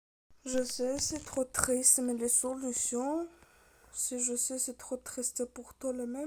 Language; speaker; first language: French; non-native, learner; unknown